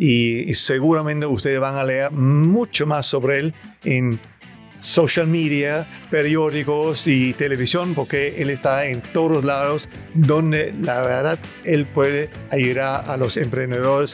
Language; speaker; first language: Spanish; non-native, fluent; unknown